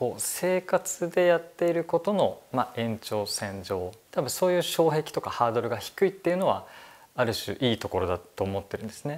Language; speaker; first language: Japanese; native; Japanese